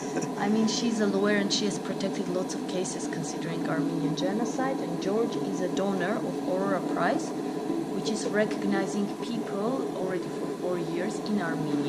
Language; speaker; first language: English; non-native, fluent; Armenian